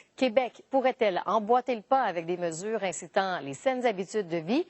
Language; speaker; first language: French; native; French